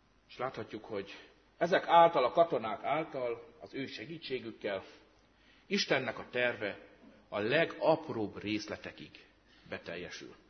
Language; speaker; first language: Hungarian; native; Hungarian